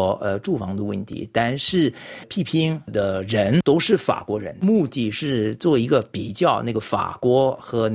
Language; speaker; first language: Chinese; non-native, fluent; French